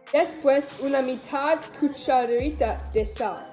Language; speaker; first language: Spanish; non-native, learner; English